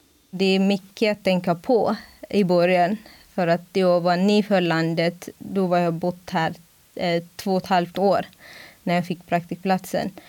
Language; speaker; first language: Swedish; non-native, fluent; Amharic